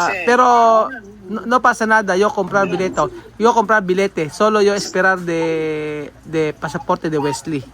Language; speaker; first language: Spanish; non-native, learner; Filipino